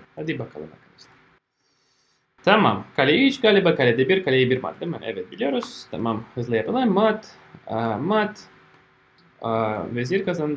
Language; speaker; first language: Turkish; non-native, fluent; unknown